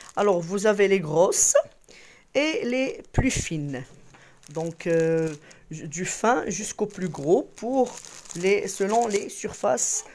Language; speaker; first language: French; non-native, local second language; Arabic